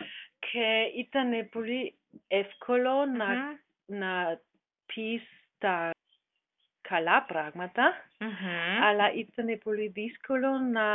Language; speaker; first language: Greek; non-native, learner; German